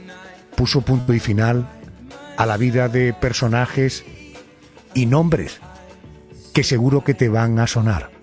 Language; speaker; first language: Spanish; native; Spanish